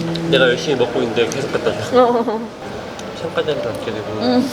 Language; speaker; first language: Korean; native; Korean